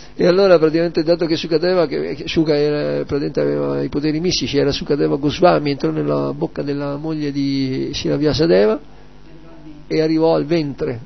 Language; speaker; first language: Italian; native; Italian